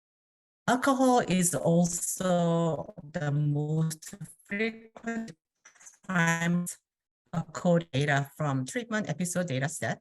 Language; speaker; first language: English; non-native, fluent; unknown